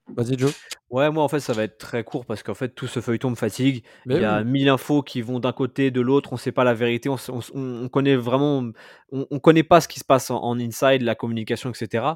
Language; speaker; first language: French; native; French